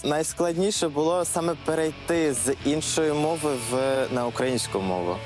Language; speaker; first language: Ukrainian; non-native, fluent; Uzbek